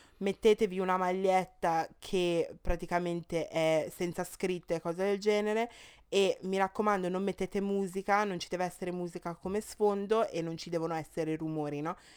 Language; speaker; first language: Italian; early bilingual, other home language; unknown